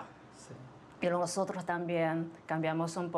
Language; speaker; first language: Spanish; non-native, fluent; Chinese